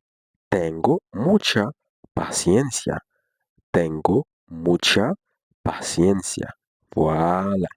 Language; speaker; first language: Spanish; non-native, learner; Haitian Creole